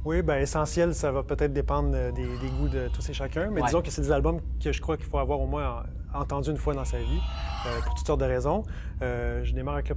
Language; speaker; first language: French; native; French